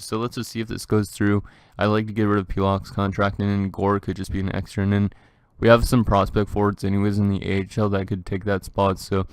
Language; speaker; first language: English; native; English